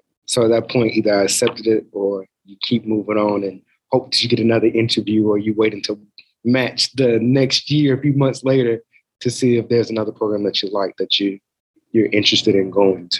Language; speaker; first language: English; native; English